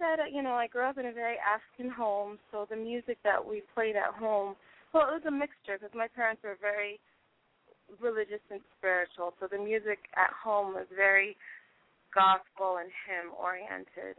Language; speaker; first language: English; early bilingual, other home language; French